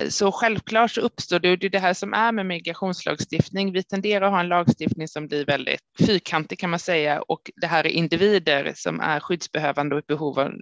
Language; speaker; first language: Swedish; native; Swedish